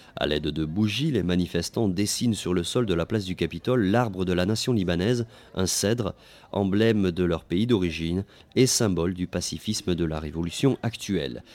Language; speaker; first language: French; native; French